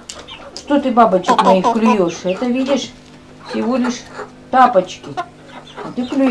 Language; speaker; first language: Russian; native; Russian